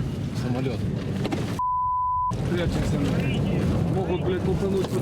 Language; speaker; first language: Russian; native; Russian